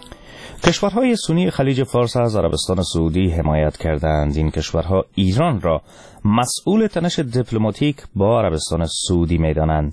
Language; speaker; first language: Persian; native; Persian